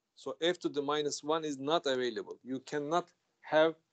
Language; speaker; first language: English; non-native, fluent; Turkish